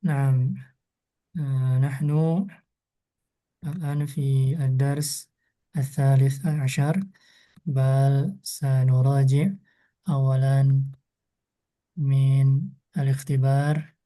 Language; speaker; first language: Arabic; non-native, fluent; Indonesian